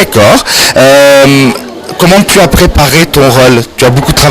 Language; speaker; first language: French; non-native, fluent; Arabic